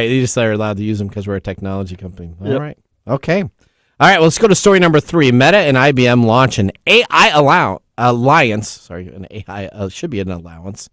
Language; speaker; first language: English; native; English